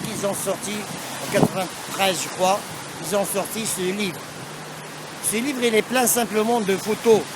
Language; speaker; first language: French; non-native, local second language; Arabic